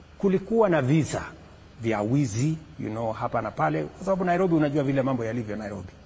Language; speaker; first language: Swahili; non-native, local second language; Kalenjin